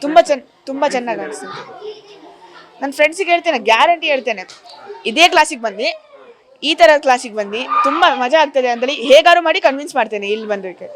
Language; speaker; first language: Kannada; native; Kannada